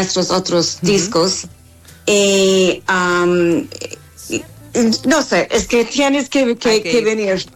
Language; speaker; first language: Spanish; non-native, learner; English